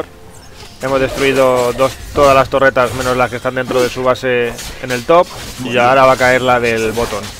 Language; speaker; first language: Spanish; native; Spanish